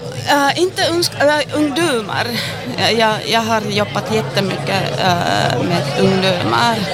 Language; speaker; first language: Swedish; non-native, local second language; Finnish